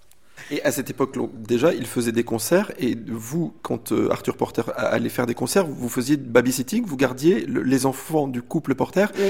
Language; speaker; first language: French; native; French